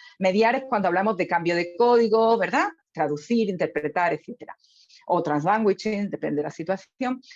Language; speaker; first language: Spanish; native; Spanish